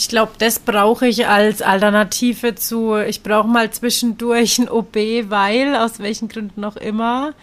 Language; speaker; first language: German; native; German